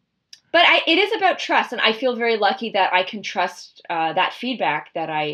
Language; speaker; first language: English; native; English